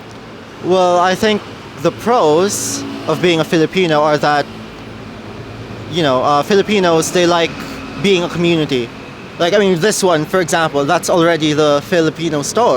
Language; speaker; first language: English; non-native, local second language; Filipino